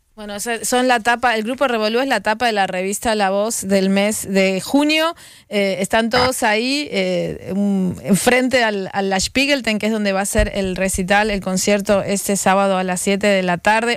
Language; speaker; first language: Spanish; native; Spanish